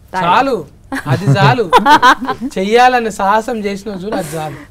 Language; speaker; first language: Telugu; native; Telugu